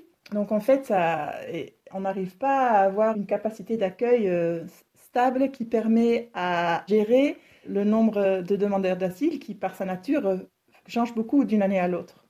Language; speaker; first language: French; non-native, fluent; Dutch